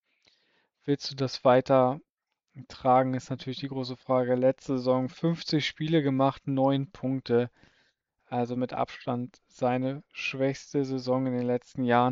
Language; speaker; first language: German; native; German